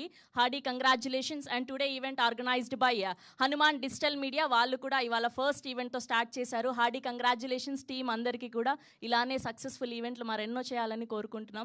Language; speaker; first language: Telugu; native; Telugu